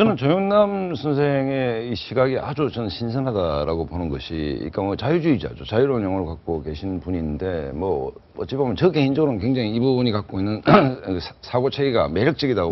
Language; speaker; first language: Korean; native; Korean